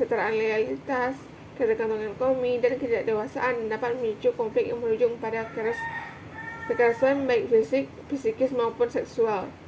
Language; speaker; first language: Indonesian; native; Indonesian